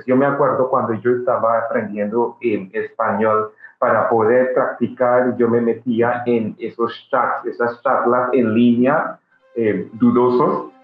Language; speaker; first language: Spanish; non-native, fluent; English